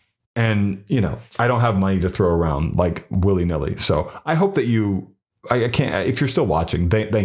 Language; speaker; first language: English; native; English